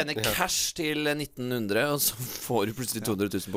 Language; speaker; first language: Norwegian; native; Norwegian